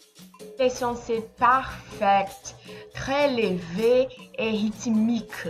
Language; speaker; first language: French; non-native, learner; Portuguese